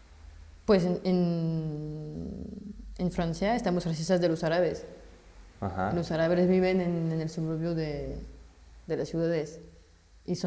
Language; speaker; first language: Spanish; non-native, fluent; French